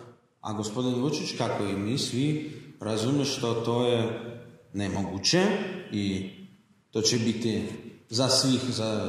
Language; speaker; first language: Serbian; non-native, learner; Russian